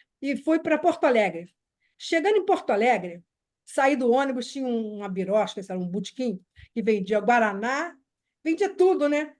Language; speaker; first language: Portuguese; native; Portuguese